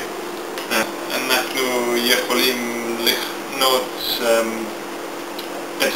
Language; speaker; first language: Hebrew; non-native, learner; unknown